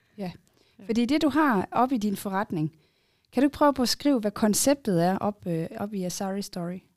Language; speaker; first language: Danish; native; Danish